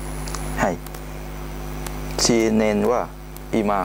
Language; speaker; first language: Japanese; non-native, learner; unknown